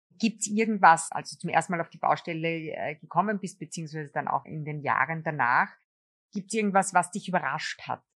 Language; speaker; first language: German; native; German